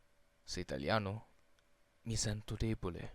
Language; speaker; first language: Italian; non-native, fluent; Filipino